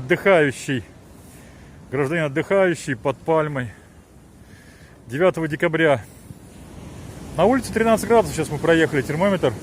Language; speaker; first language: Russian; native; Russian